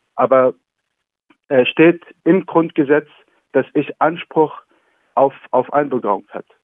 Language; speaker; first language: German; non-native, fluent; Arabic